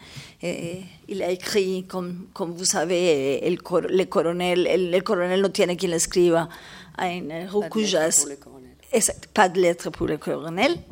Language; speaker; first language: French; non-native, learner; Spanish